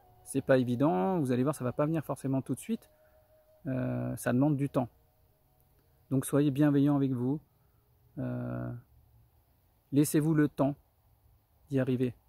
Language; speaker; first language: French; native; French